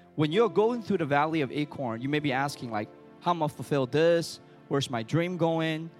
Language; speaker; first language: English; early bilingual, other home language; Chinese